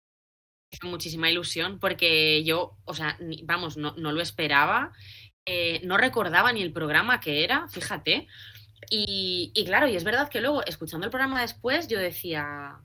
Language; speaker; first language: Spanish; native; Spanish